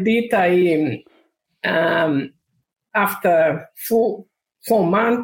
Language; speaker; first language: English; non-native, learner; Macedonian